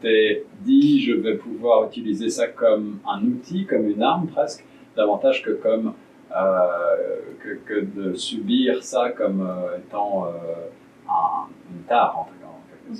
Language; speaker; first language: French; native; French